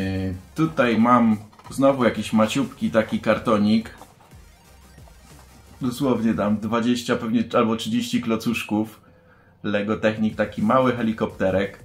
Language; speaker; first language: Polish; native; Polish